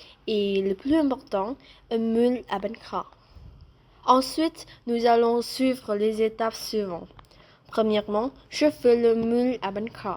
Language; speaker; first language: French; non-native, learner; Vietnamese